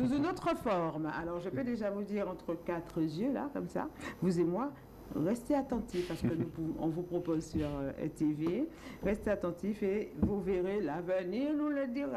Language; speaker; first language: French; native; French